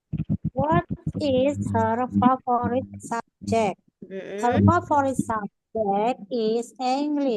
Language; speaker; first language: English; non-native, learner; Indonesian